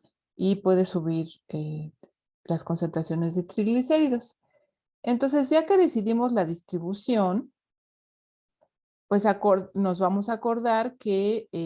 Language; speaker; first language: Spanish; native; Spanish